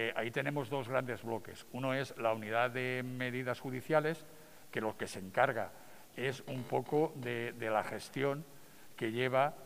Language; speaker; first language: Spanish; non-native, local second language; Catalan